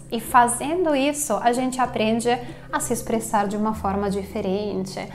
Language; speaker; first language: Portuguese; non-native, fluent; Italian